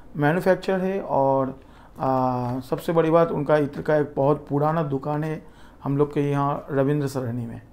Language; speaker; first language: Hindi; non-native, local second language; Bangla